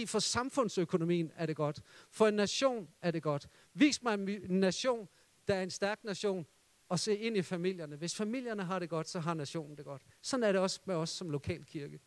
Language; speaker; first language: Danish; native; Danish